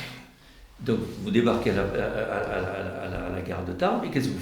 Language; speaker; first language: French; native; French